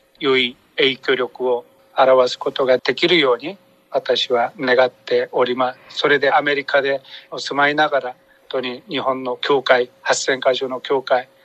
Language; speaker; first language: Japanese; non-native, fluent; Korean